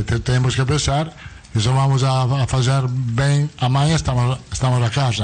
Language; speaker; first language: Portuguese; non-native, learner; Italian